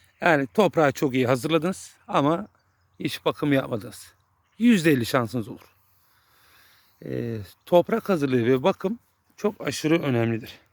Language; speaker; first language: Turkish; native; Turkish